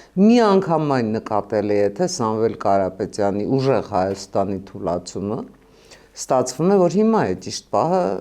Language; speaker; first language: Armenian; native; Armenian